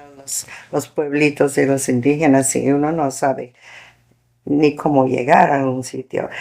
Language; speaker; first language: Spanish; non-native, fluent; English